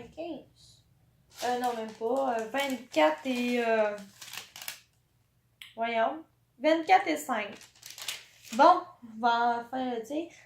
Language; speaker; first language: French; native; French